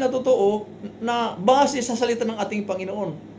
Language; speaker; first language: Filipino; non-native, local second language; Waray